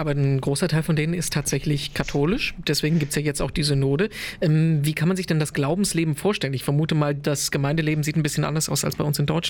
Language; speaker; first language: German; native; German